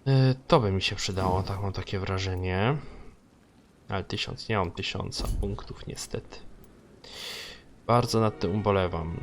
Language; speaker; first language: Polish; native; Polish